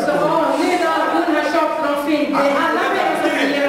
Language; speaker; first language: Swedish; non-native, fluent; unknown